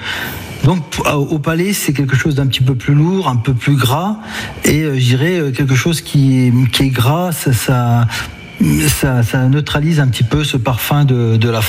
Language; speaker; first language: French; native; French